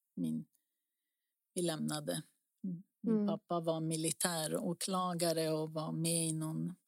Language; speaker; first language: Swedish; early bilingual, other home language; Greek